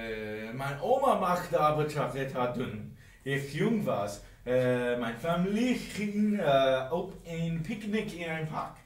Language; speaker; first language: Dutch; non-native, learner; English